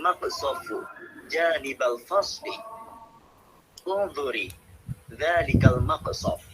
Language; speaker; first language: Arabic; non-native, learner; Indonesian